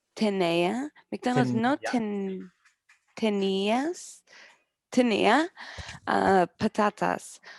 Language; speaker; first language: Spanish; non-native, learner; English